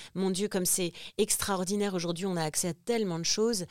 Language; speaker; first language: French; native; French